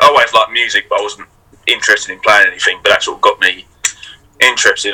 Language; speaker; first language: English; native; English